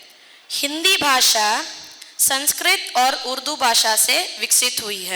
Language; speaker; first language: Hindi; non-native, local second language; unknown